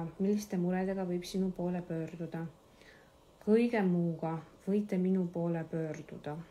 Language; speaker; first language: Estonian; non-native, local second language; Russian